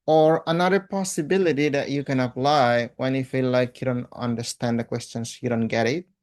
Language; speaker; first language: English; non-native, fluent; Indonesian